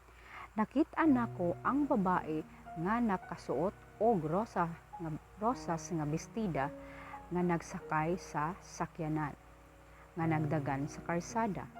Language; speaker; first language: Cebuano; non-native, learner; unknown